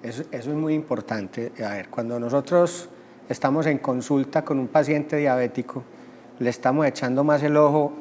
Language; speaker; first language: Spanish; native; Spanish